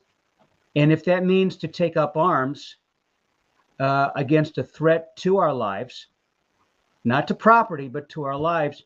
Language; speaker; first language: English; native; English